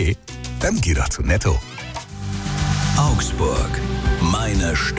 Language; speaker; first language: German; native; German